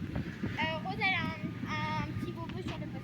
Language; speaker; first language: French; native; French